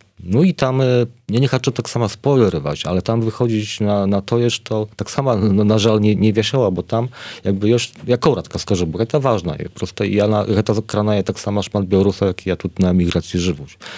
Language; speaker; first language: Polish; non-native, learner; Belarusian